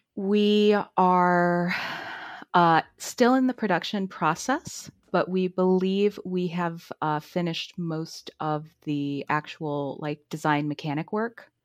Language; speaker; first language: English; native; English